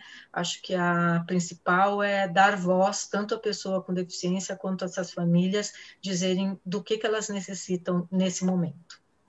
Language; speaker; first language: Portuguese; native; Portuguese